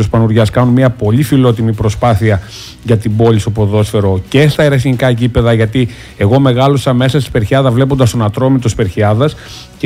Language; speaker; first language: Greek; native; Greek